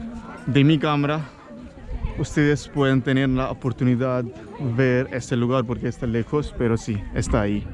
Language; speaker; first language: Spanish; non-native, fluent; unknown